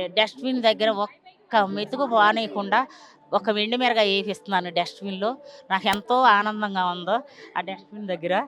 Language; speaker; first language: Telugu; native; Telugu